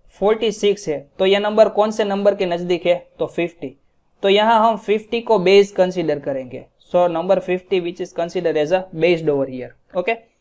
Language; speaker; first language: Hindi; non-native, local second language; Gujarati